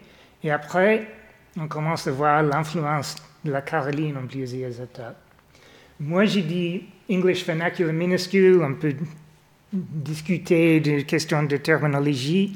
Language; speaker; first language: French; non-native, fluent; English